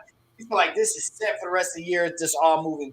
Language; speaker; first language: English; native; English